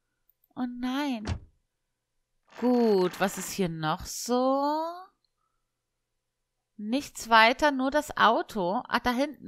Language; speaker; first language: German; native; German